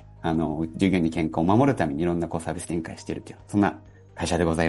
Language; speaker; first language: Japanese; native; Japanese